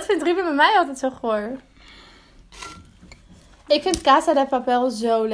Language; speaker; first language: Dutch; native; Dutch